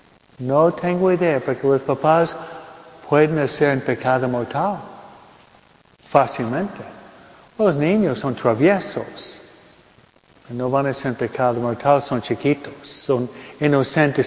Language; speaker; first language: Spanish; non-native, fluent; English